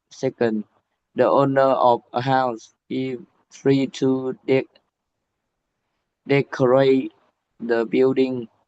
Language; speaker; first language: English; non-native, learner; Vietnamese